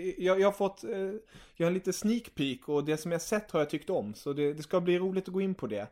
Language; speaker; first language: Swedish; early bilingual, other home language; German